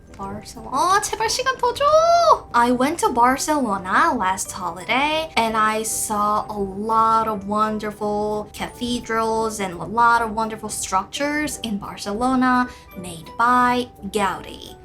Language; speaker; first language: English; non-native, fluent; Korean